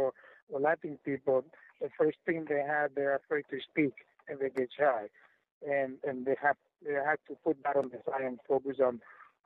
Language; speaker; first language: English; non-native, fluent; Spanish